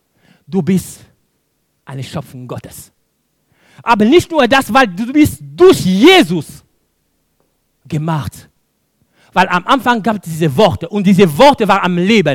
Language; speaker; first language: German; non-native, fluent; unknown